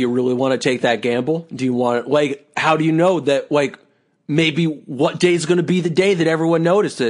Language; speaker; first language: English; native; English